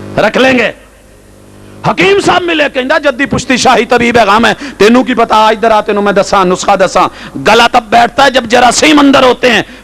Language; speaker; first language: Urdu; non-native, local second language; Punjabi